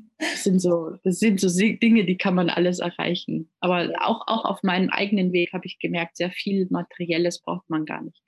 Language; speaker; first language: German; native; German